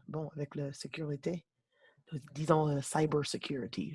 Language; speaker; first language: French; non-native, learner; English